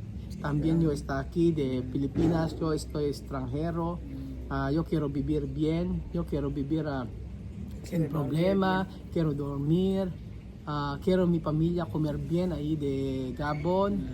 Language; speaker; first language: Spanish; non-native, learner; Filipino